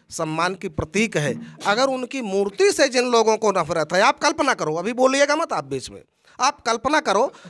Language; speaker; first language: Hindi; native; Hindi